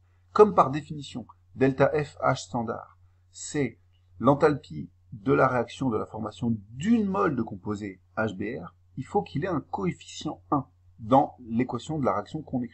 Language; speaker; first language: French; native; French